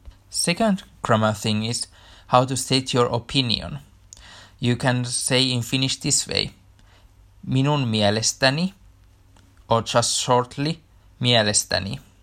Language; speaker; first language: English; non-native, fluent; Finnish